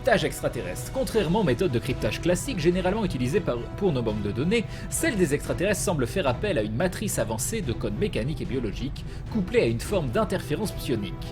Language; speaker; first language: French; native; French